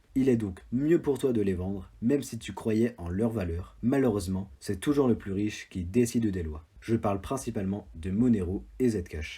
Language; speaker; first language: French; native; French